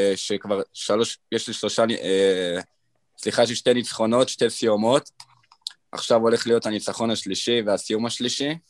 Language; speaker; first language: Hebrew; native; Hebrew